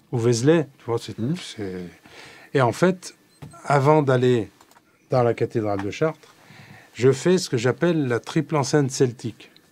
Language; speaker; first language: French; native; French